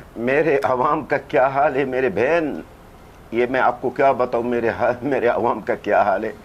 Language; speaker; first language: Urdu; non-native, fluent; Arabic